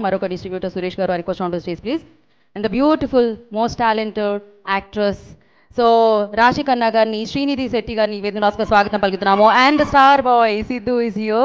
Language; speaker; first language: Telugu; native; Telugu